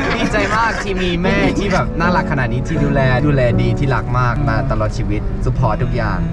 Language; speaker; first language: Thai; non-native, fluent; German